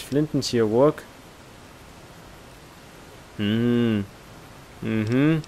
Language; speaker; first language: German; native; German